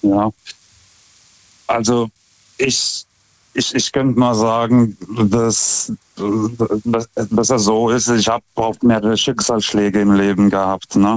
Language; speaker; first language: German; native; German